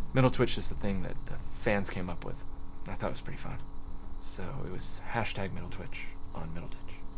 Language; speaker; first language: English; native; English